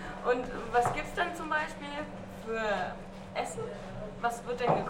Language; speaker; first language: German; native; German